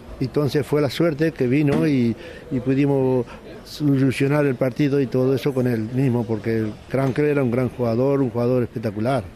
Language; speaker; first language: Spanish; native; Spanish